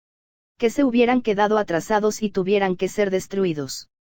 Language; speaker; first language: Spanish; native; Spanish